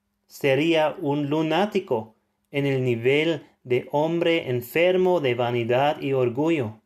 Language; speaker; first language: Spanish; non-native, fluent; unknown